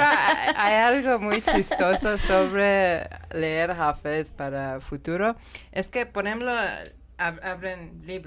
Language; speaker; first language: Spanish; non-native, learner; Persian